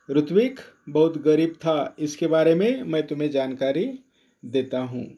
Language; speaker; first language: Hindi; non-native, local second language; Marathi